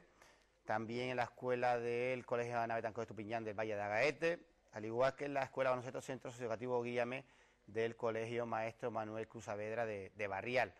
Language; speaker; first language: Spanish; native; Spanish